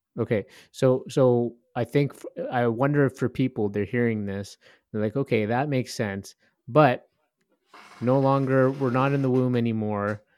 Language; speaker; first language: English; native; English